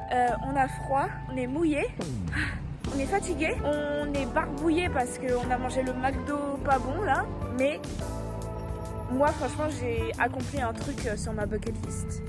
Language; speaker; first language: French; native; French